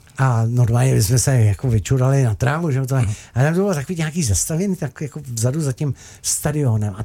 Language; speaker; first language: Czech; native; Czech